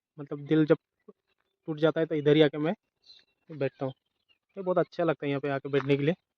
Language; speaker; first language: Hindi; non-native, local second language; Assamese